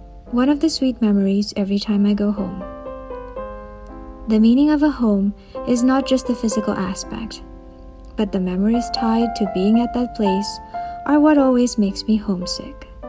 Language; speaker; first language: English; non-native, fluent; Indonesian